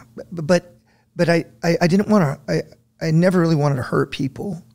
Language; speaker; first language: English; native; English